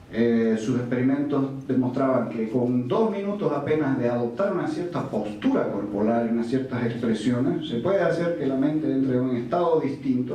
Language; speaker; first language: Spanish; native; Spanish